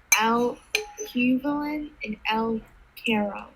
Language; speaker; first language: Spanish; non-native, learner; English